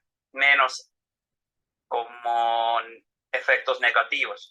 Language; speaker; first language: Spanish; non-native, fluent; Finnish